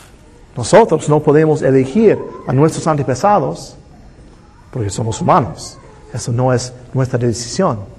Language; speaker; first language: Spanish; non-native, fluent; English